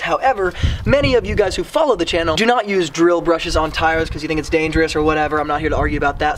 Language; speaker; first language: English; native; English